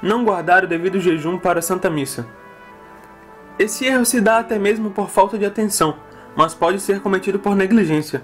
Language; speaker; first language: Portuguese; native; Portuguese